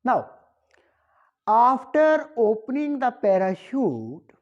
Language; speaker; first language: English; non-native, local second language; Punjabi